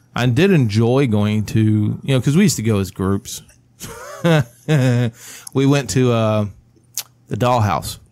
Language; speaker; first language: English; native; English